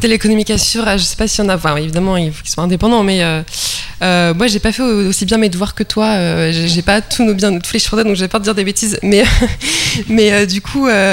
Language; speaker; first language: French; native; French